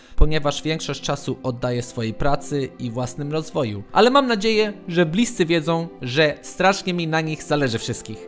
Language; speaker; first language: Polish; early bilingual, other home language; English